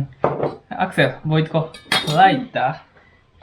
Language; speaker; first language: Finnish; non-native, learner; Japanese